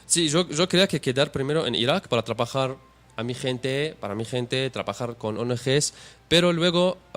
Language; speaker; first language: Spanish; non-native, learner; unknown